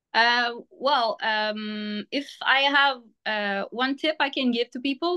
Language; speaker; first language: English; non-native, fluent; French